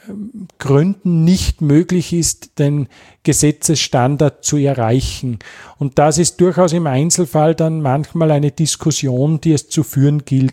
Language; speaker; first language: German; native; German